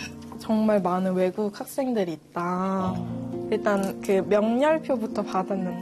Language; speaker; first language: Korean; native; Korean